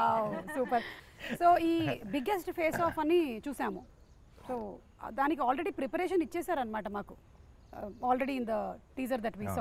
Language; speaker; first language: Telugu; native; Telugu